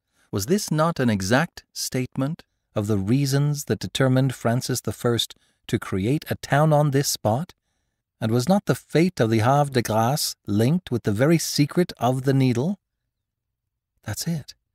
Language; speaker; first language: English; native; English